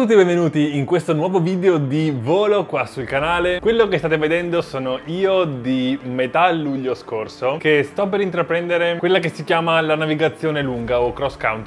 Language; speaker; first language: Italian; native; Italian